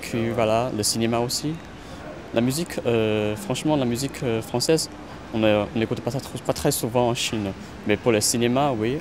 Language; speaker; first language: French; non-native, fluent; Chinese